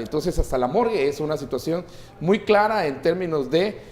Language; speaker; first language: Spanish; native; Spanish